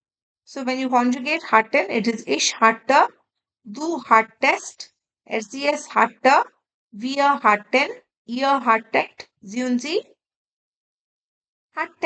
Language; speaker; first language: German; non-native, fluent; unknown